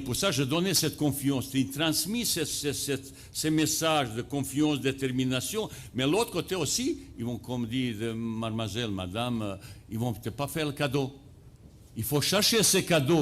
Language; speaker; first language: French; non-native, fluent; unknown